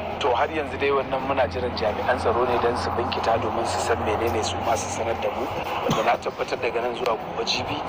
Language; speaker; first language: Hausa; native; Hausa